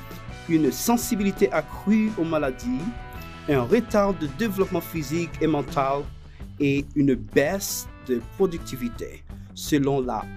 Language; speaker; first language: French; non-native, fluent; Spanish